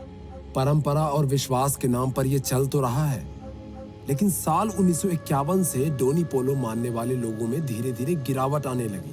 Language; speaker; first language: Hindi; native; Hindi